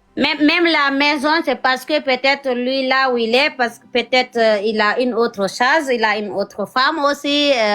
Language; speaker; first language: French; non-native, local second language; Fula